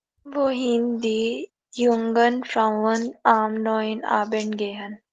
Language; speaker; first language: German; non-native, learner; Hindi